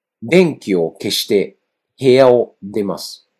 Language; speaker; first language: Japanese; non-native, fluent; Chinese